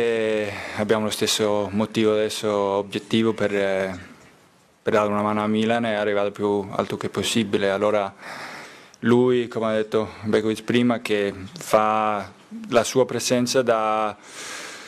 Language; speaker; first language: Italian; non-native, learner; Danish